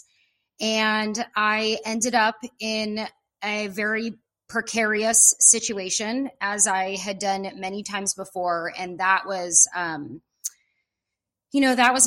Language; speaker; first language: English; native; English